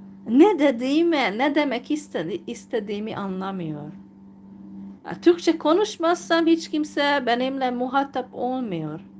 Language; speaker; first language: Turkish; non-native, fluent; Hungarian